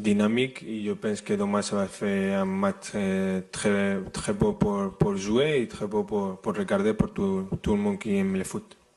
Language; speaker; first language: French; non-native, fluent; Spanish